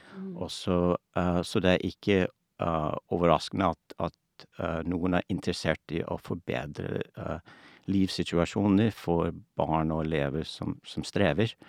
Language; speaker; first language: Norwegian; non-native, fluent; English